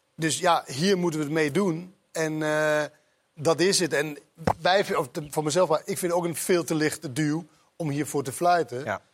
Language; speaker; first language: Dutch; non-native, fluent; Danish